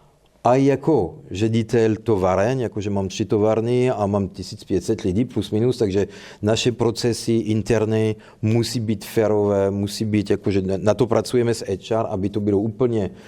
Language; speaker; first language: Czech; non-native, fluent; French